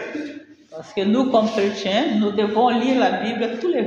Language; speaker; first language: French; non-native, learner; Portuguese